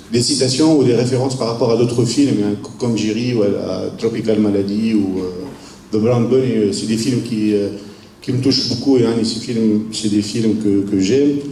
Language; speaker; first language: French; non-native, local second language; Arabic